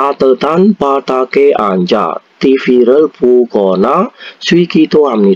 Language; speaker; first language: Korean; non-native, fluent; Indonesian